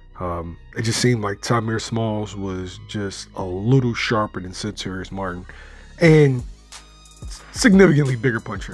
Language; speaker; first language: English; native; English